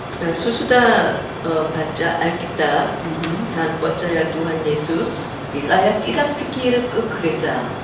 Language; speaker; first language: Indonesian; non-native, learner; Korean